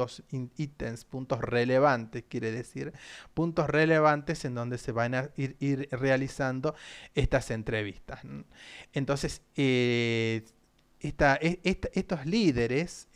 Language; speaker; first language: Spanish; native; Spanish